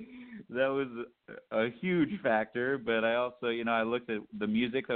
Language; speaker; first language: English; native; English